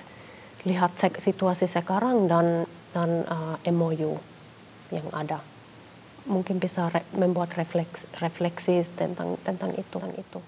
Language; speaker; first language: Indonesian; non-native, fluent; Finnish